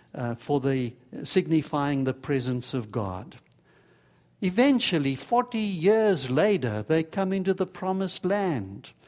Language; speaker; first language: English; native; English